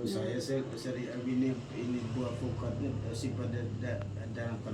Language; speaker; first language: Indonesian; non-native, local second language; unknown